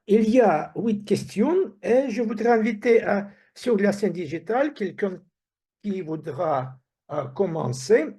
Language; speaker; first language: French; non-native, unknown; Russian